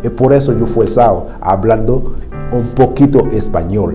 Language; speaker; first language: Spanish; non-native, learner; Haitian Creole